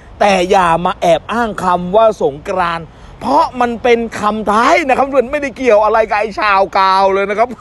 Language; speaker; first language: Thai; native; Thai